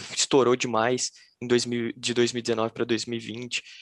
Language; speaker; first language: Portuguese; native; Portuguese